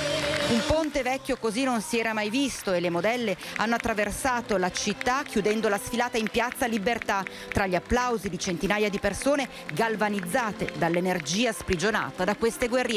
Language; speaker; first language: Italian; native; Italian